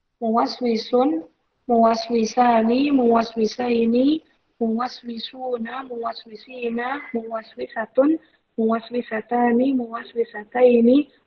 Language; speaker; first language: Arabic; non-native, learner; Indonesian